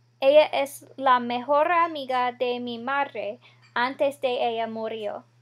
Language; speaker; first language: Spanish; non-native, learner; English